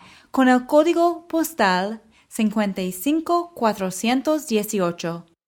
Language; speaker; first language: Spanish; non-native, fluent; English